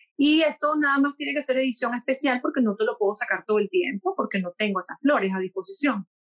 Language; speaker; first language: Spanish; native; Spanish